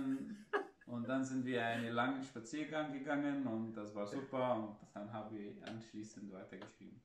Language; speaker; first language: German; non-native, fluent; Arabic